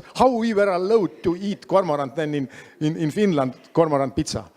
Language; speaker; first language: English; non-native, fluent; Estonian